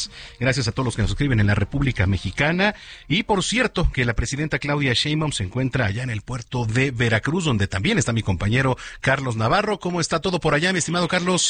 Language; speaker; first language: Spanish; native; Spanish